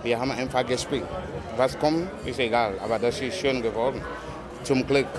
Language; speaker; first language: German; non-native, learner; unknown